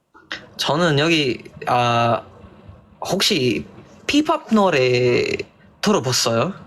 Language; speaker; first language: Korean; non-native, learner; Filipino